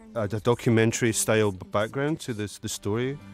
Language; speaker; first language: English; native; English